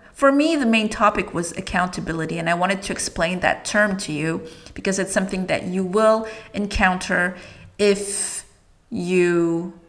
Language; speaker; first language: English; non-native, fluent; French